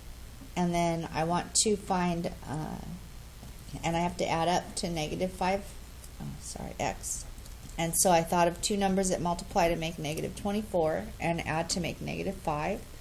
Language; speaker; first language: English; native; English